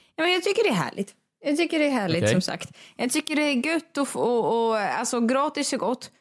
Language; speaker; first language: Swedish; non-native, fluent; Russian